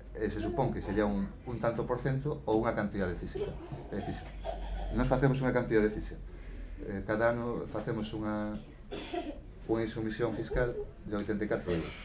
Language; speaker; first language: Galician; native; Galician